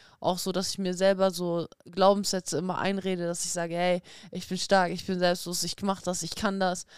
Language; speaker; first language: German; early bilingual, other home language; Russian